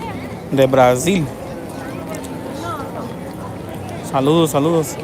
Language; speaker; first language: Spanish; early bilingual, heritage; Spanish